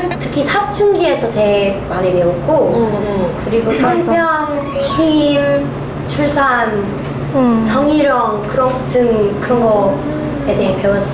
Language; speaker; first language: Korean; non-native, learner; English